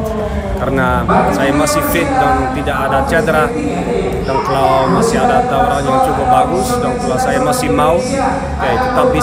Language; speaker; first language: Indonesian; non-native, fluent; Dutch